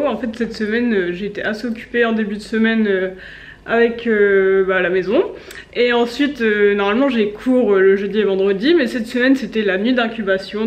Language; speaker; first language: French; native; French